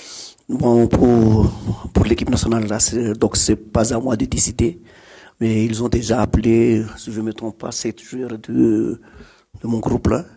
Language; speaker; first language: French; non-native, local second language; Malagasy